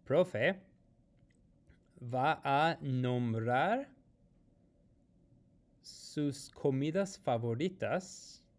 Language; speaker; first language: Spanish; non-native, fluent; English